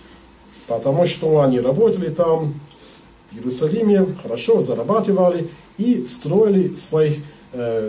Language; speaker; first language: Russian; non-native, learner; English